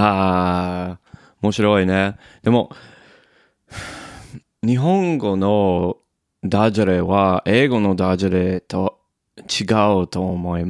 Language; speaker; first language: Japanese; non-native, learner; English